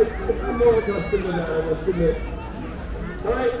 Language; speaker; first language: English; native; English